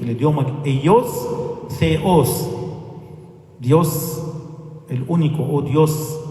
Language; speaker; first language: Spanish; non-native, fluent; Arabic